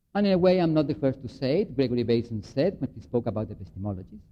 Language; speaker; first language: English; non-native, fluent; Spanish